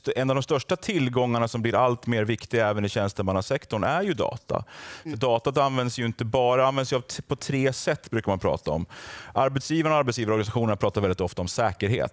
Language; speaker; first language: Swedish; native; Swedish